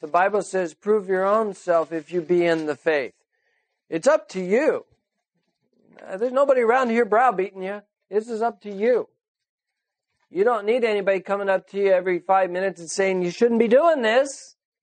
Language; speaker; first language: English; native; English